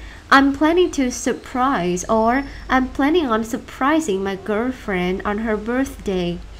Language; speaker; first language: English; non-native, fluent; Vietnamese